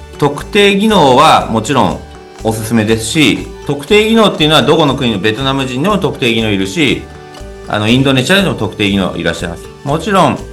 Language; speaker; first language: Japanese; native; Japanese